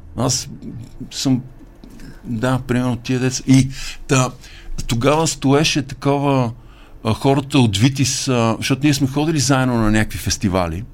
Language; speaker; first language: Bulgarian; native; Bulgarian